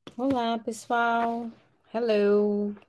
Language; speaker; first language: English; non-native, fluent; Portuguese